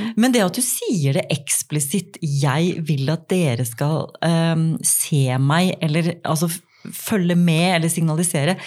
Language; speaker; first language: Norwegian; native; Norwegian